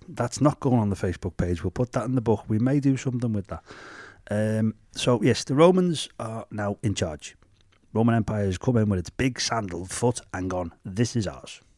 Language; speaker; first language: English; native; English